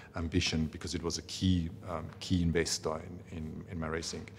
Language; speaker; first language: English; non-native, fluent; German